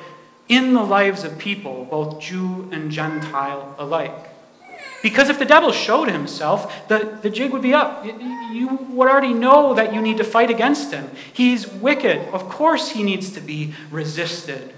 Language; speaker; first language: English; native; English